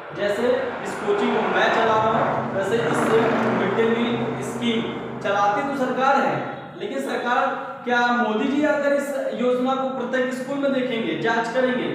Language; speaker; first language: Hindi; native; Hindi